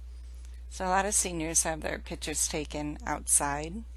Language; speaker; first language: English; native; English